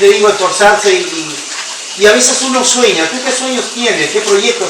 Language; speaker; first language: Spanish; native; Spanish